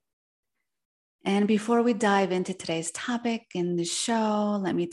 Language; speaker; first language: English; early bilingual, other home language; Spanish